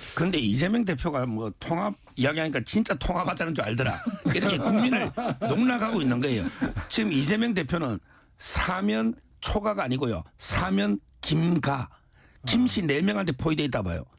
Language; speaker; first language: Korean; native; Korean